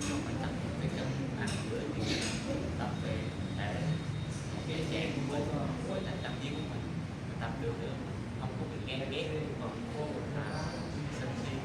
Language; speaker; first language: Vietnamese; native; Vietnamese